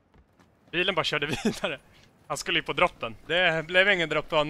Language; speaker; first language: Swedish; native; Swedish